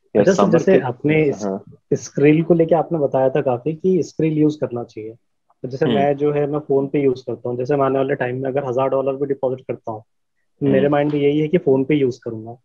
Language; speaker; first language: Hindi; native; Hindi